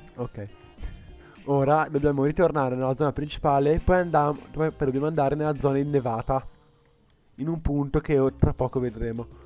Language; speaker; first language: Italian; native; Italian